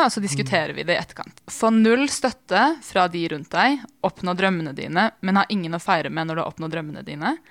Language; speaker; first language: Norwegian; early bilingual, other home language; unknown